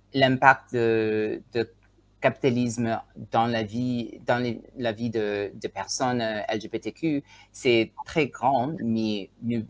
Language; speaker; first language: French; non-native, learner; Tswana